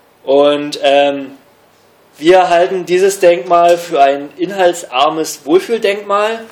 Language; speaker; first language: German; native; German